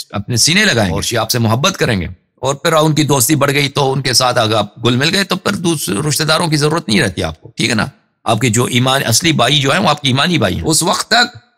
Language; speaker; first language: Urdu; non-native, fluent; Persian